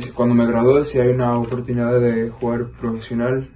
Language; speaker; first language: Spanish; early bilingual, heritage; Spanish